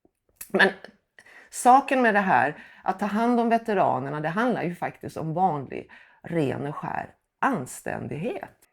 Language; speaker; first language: Swedish; native; Swedish